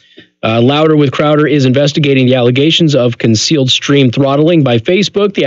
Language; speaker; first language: English; native; English